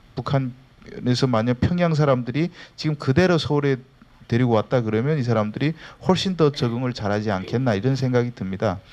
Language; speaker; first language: Korean; native; Korean